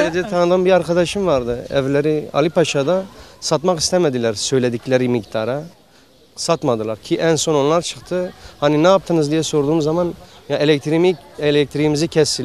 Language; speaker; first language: Turkish; native; Turkish